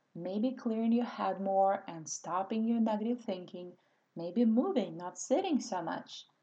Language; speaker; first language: English; non-native, fluent; Russian